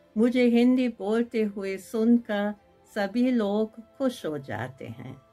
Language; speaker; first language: Hindi; non-native, fluent; German